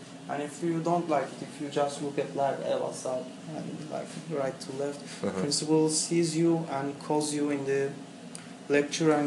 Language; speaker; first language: English; non-native, fluent; Turkish